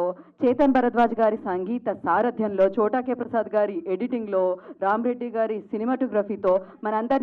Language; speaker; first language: Telugu; native; Telugu